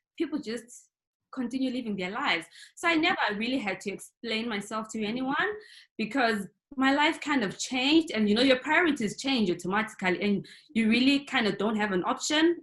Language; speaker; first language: English; non-native, local second language; North Ndebele